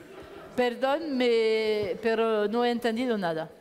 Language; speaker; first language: Spanish; non-native, learner; French